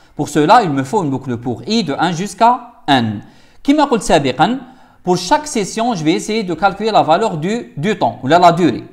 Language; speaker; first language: French; non-native, local second language; Arabic